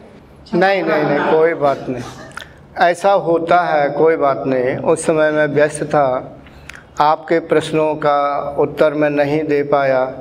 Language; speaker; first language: Hindi; native; Hindi